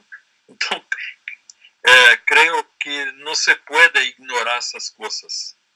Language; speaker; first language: Spanish; non-native, learner; Portuguese